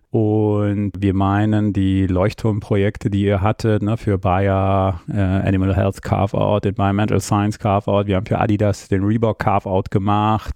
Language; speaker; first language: German; early bilingual, other home language; Armenian